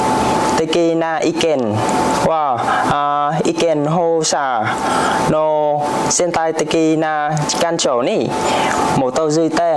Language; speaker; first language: Japanese; non-native, learner; Vietnamese